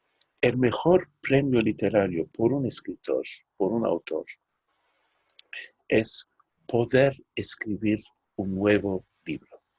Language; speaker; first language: Spanish; early bilingual, heritage; Turkish